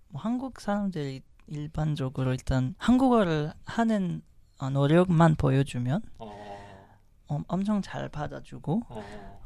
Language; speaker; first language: Korean; non-native, fluent; Arabic